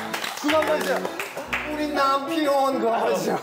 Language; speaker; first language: Korean; native; Korean